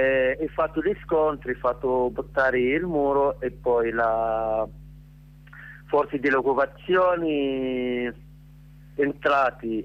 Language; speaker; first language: Italian; non-native, learner; Arabic